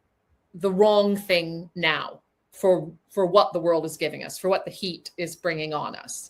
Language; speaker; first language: English; native; English